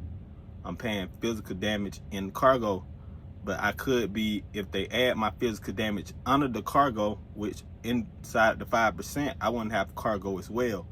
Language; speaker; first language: English; native; English